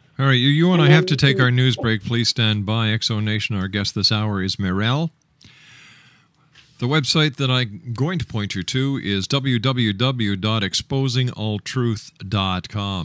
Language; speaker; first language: English; native; English